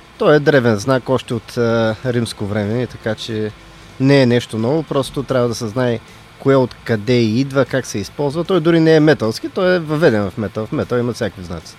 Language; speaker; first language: Bulgarian; native; Bulgarian